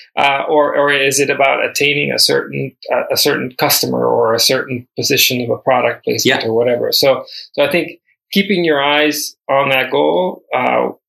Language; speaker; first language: English; early bilingual, other home language; Spanish